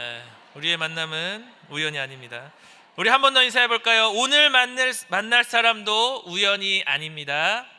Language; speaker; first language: Korean; native; Korean